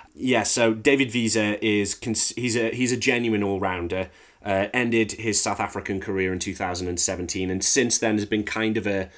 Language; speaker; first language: English; native; English